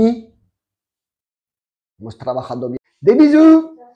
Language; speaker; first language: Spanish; non-native, fluent; French